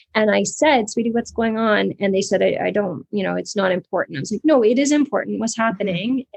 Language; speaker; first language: English; native; English